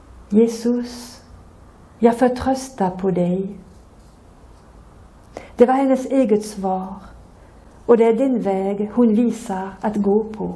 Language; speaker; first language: Swedish; non-native, fluent; French